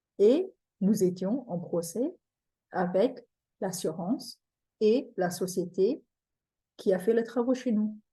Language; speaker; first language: French; non-native, fluent; English